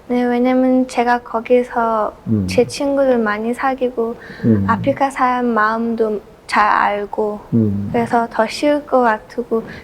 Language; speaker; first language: Korean; early bilingual, heritage; Korean